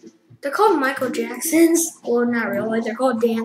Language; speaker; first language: English; native; English